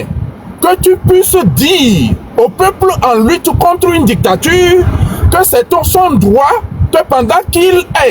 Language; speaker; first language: French; non-native, local second language; Ewe